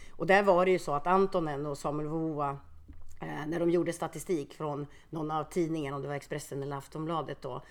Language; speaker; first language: Swedish; early bilingual, other home language; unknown